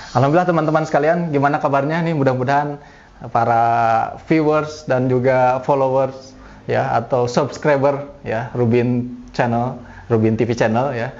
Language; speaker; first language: Indonesian; native; Indonesian